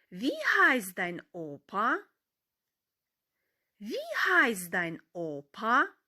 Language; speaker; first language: German; non-native, fluent; Ukrainian